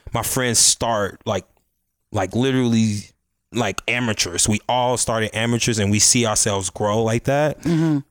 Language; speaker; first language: English; native; English